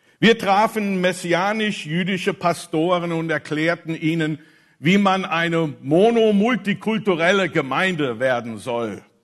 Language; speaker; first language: German; non-native, fluent; English